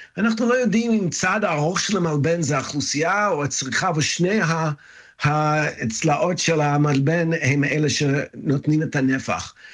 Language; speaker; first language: Hebrew; non-native, fluent; English